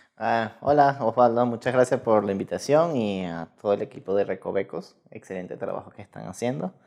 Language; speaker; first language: Spanish; native; Spanish